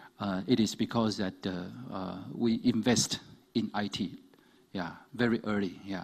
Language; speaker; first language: English; non-native, fluent; Chinese